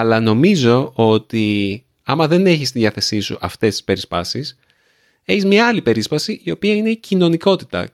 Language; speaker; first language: Greek; native; Greek